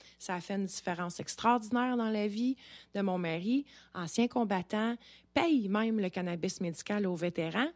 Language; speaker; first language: French; native; French